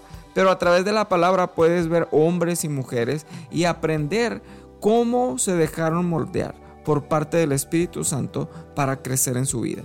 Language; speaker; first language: Spanish; native; Spanish